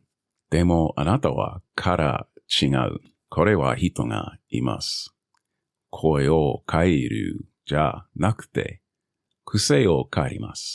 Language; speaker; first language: Japanese; non-native, learner; English